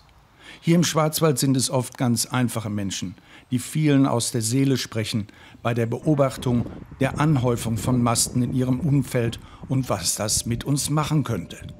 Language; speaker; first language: German; native; German